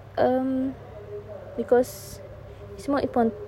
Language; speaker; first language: English; non-native, learner; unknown